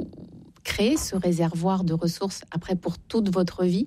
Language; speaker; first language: French; native; French